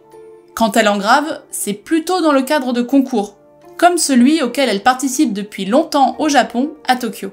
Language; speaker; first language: French; native; French